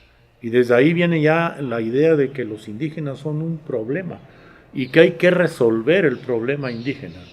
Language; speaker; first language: Spanish; native; Spanish